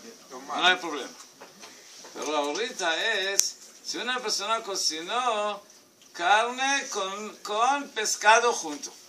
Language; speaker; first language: Spanish; non-native, fluent; Hebrew